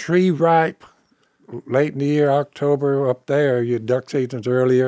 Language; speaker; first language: English; native; English